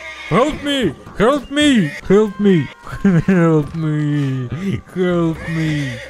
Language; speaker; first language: English; non-native, learner; Russian